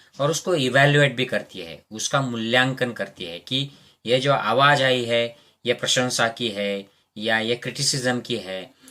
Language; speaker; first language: Hindi; non-native, local second language; Marathi